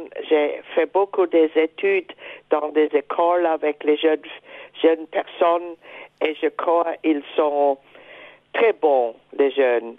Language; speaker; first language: French; non-native, fluent; German